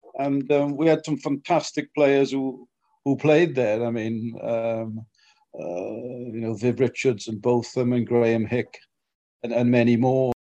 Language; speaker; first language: English; native; English